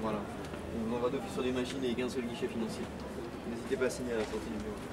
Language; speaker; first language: French; native; French